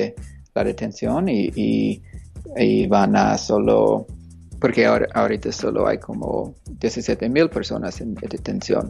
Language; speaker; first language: Spanish; non-native, fluent; English